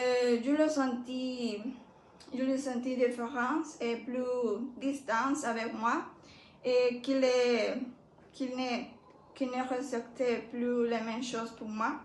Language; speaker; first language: French; non-native, learner; Spanish